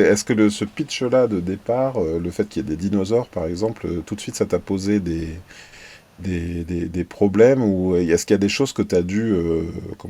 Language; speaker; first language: French; native; French